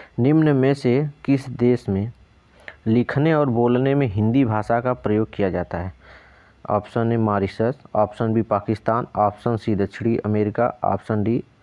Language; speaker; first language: Hindi; native; Hindi